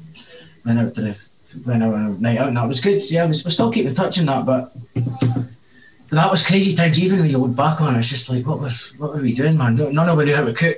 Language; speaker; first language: English; native; English